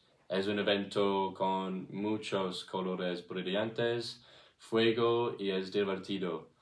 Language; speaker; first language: Spanish; non-native, learner; English